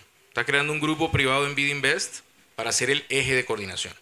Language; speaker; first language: Spanish; native; Spanish